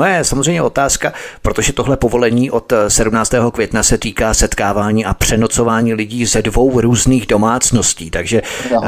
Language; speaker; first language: Czech; native; Czech